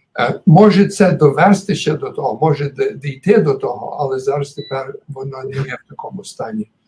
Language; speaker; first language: Ukrainian; early bilingual, heritage; Ukrainian